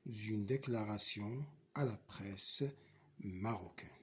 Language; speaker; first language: French; non-native, local second language; Arabic